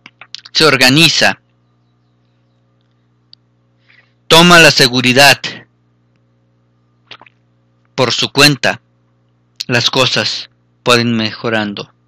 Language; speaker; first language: Spanish; native; Spanish